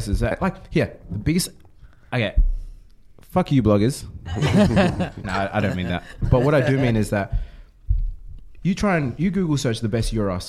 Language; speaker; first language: English; native; English